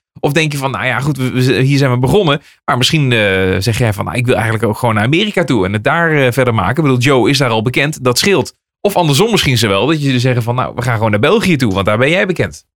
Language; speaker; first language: Dutch; native; Dutch